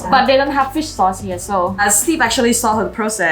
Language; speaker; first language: English; non-native, fluent; Thai